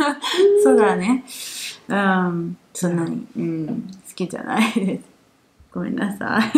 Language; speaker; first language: Japanese; non-native, fluent; Italian